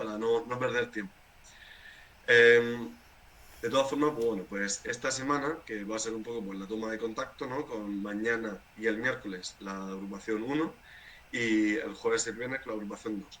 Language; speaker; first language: Spanish; native; Spanish